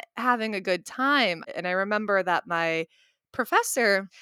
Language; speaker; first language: English; native; English